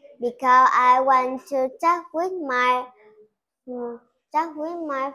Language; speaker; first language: English; non-native, learner; Vietnamese